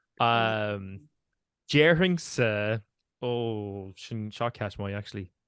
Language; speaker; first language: Irish; native; Irish